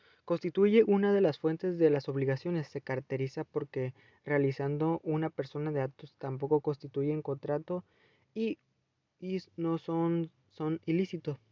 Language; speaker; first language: Spanish; native; Spanish